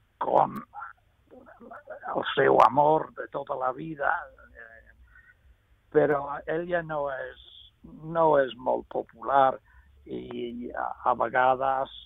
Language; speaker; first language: Catalan; non-native, fluent; English